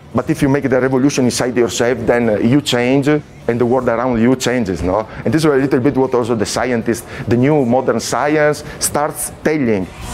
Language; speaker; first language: English; non-native, fluent; Italian